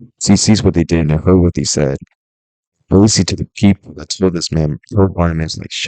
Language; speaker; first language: English; native; English